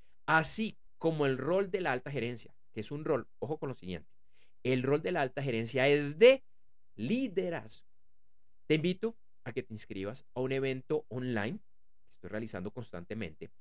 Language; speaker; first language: Spanish; native; Spanish